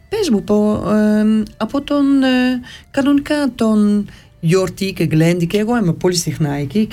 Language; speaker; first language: Greek; early bilingual, heritage; Greek